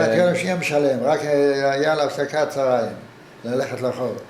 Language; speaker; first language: Hebrew; non-native, fluent; Yiddish